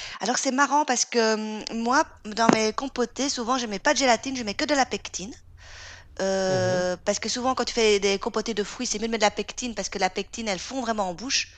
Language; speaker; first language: French; native; French